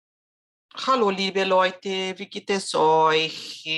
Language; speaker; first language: German; non-native, fluent; Portuguese